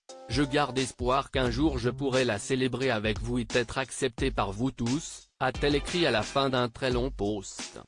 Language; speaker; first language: French; native; French